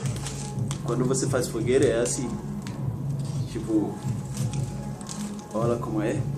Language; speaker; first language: Portuguese; non-native, learner; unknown